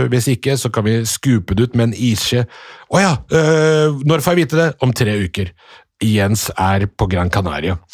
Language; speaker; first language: Norwegian; early bilingual, other home language; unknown